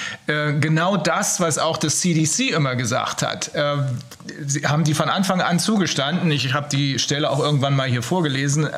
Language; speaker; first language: German; native; German